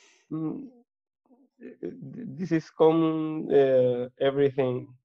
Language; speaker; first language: English; non-native, learner; Spanish